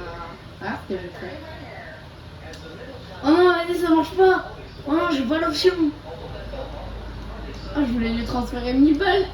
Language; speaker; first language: French; native; French